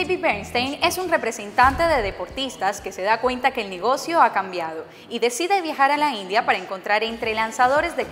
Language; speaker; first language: Spanish; native; Spanish